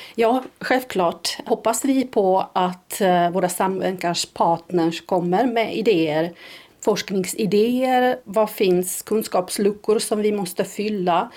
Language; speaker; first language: Swedish; non-native, fluent; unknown